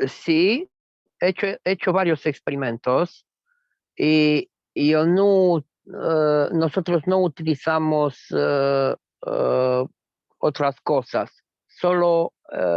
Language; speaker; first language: Spanish; non-native, fluent; Romanian